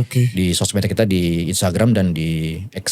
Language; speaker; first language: Indonesian; native; Indonesian